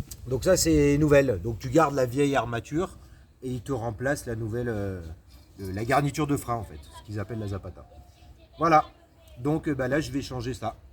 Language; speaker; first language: French; native; French